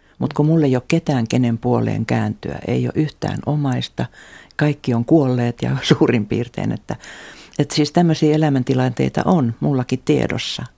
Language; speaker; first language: Finnish; native; Finnish